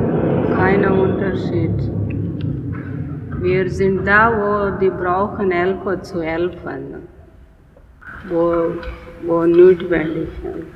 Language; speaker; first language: German; non-native, learner; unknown